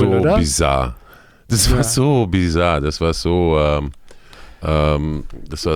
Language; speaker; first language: German; non-native, fluent; Croatian